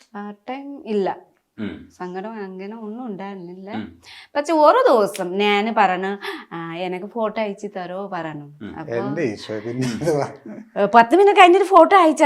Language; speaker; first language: Malayalam; non-native, learner; Nepali